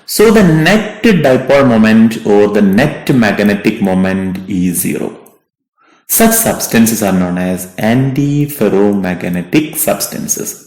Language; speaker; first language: English; non-native, local second language; Malayalam